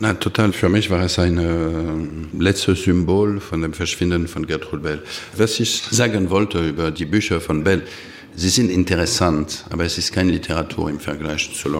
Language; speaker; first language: German; non-native, fluent; French